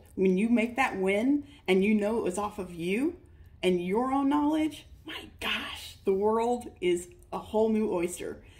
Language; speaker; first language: English; native; English